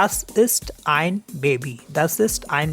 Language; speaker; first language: German; non-native, fluent; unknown